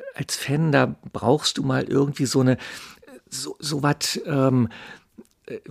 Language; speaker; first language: German; native; German